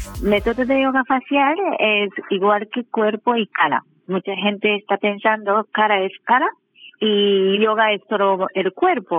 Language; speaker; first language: Spanish; non-native, learner; Japanese